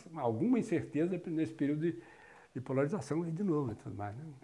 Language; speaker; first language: Portuguese; native; Portuguese